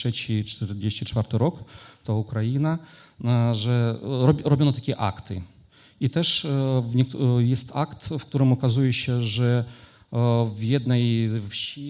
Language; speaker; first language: Polish; non-native, fluent; Ukrainian